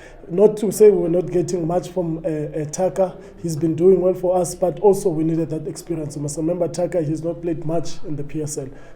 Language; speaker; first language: English; non-native, local second language; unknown